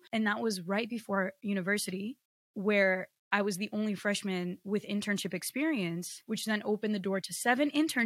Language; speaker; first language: English; early bilingual, other home language; Portuguese